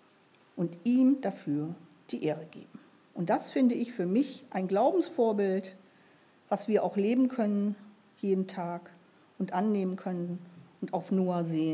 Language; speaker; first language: German; native; German